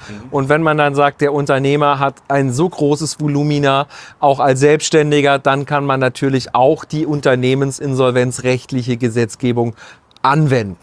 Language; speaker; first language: German; native; German